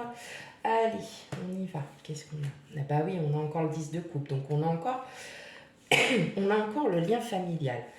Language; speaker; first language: French; native; French